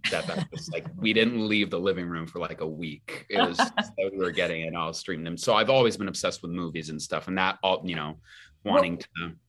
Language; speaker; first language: English; early bilingual, other home language; Spanish